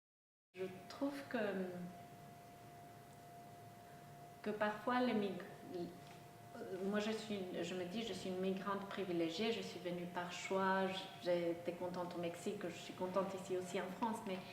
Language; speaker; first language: French; non-native, local second language; Spanish